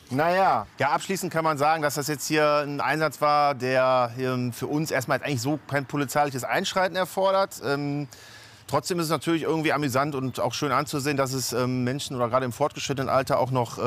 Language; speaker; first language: German; native; German